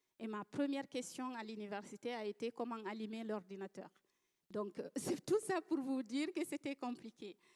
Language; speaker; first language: French; non-native, local second language; Fula